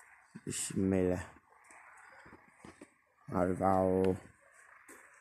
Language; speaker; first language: Italian; non-native, learner; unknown